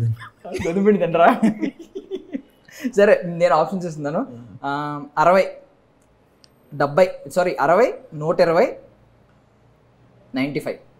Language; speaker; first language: Telugu; native; Telugu